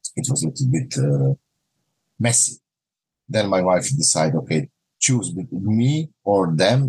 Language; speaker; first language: English; non-native, learner; Croatian